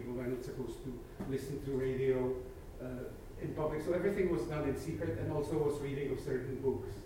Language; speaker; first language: English; non-native, fluent; Czech